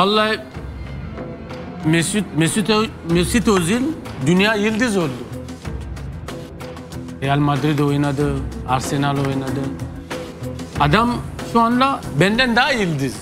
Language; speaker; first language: Turkish; non-native, learner; French